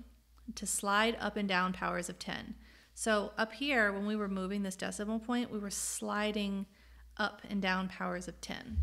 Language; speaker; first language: English; native; English